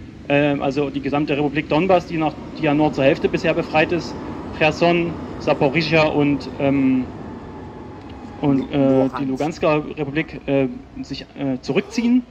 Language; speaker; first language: German; native; German